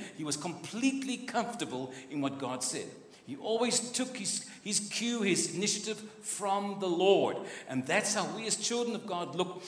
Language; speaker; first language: English; non-native, local second language; Afrikaans